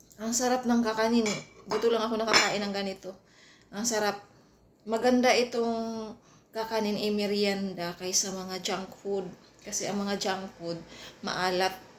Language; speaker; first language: Filipino; non-native, local second language; Cebuano